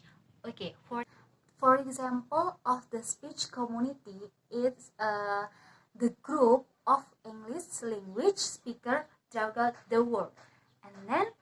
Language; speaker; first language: English; non-native, learner; Indonesian